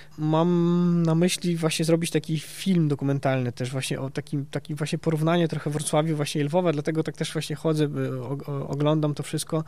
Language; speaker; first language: Polish; early bilingual, heritage; Polish